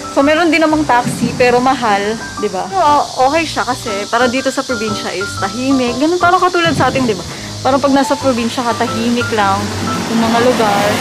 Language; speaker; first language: Filipino; native; Filipino